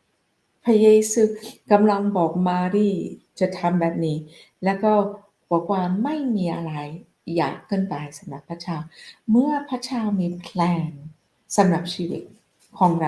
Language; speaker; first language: Thai; non-native, fluent; English